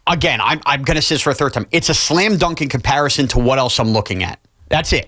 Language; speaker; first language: English; native; English